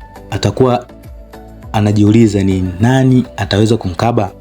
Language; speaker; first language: Swahili; native; Swahili